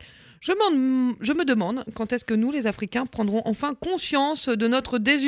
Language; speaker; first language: French; native; French